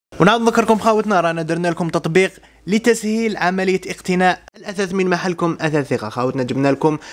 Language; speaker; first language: Arabic; native; Arabic